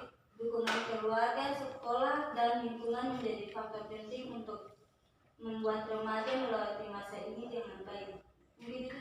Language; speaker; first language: Indonesian; native; Indonesian